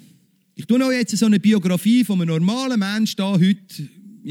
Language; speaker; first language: German; native; German